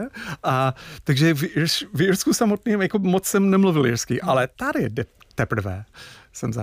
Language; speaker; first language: Czech; non-native, fluent; English